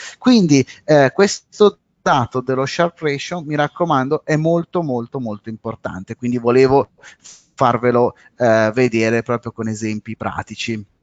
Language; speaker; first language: Italian; native; Italian